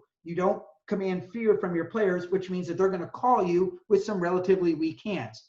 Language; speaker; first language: English; native; English